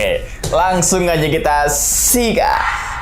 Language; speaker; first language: Indonesian; native; Indonesian